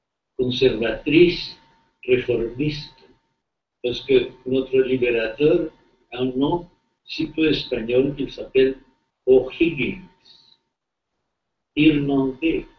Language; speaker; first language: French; non-native, fluent; Spanish